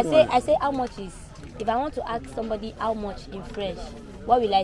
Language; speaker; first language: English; non-native, local second language; Yoruba